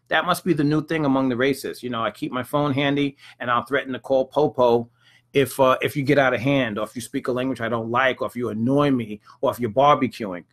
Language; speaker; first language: English; native; English